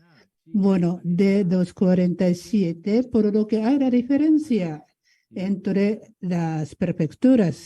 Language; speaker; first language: Spanish; non-native, learner; Japanese